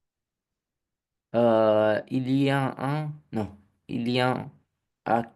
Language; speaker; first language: French; non-native, learner; Romanian